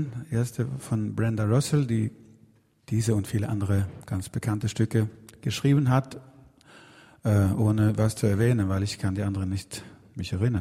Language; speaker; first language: German; non-native, fluent; Swedish